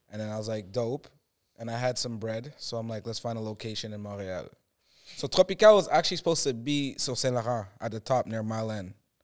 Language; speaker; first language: English; native; English